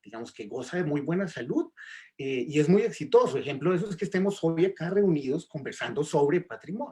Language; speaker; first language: Spanish; native; Spanish